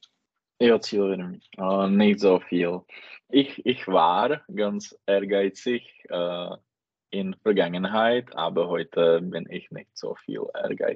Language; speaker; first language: German; non-native, learner; Czech